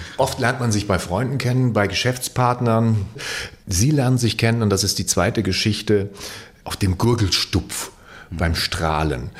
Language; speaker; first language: German; native; German